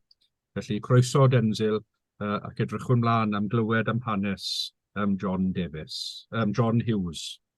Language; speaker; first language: Welsh; native; Welsh